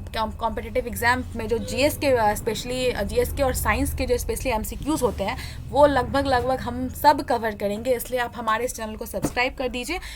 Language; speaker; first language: Hindi; native; Hindi